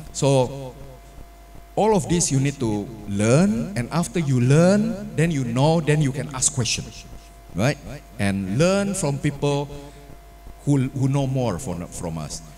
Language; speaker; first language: English; non-native, fluent; Indonesian